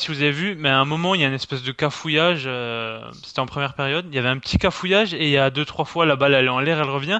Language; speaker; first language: French; native; French